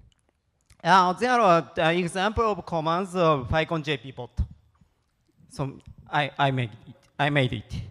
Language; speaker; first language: English; non-native, learner; Japanese